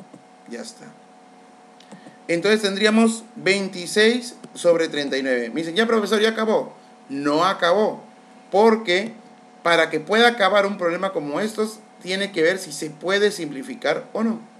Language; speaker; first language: Spanish; native; Spanish